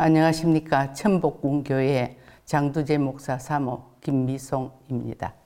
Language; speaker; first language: Korean; native; Korean